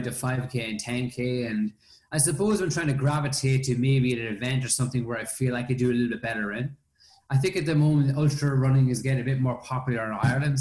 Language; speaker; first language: English; native; English